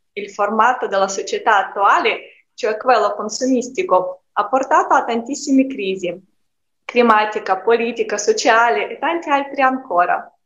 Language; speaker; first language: Italian; non-native, fluent; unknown